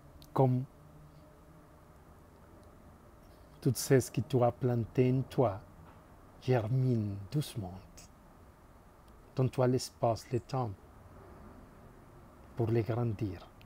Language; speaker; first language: French; non-native, fluent; Spanish